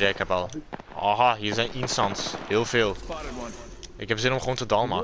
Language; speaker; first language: Dutch; early bilingual, other home language; Turkish